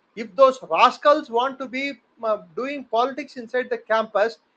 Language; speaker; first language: English; non-native, local second language; Tamil